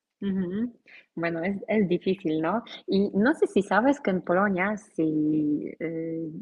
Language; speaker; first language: Spanish; non-native, fluent; Polish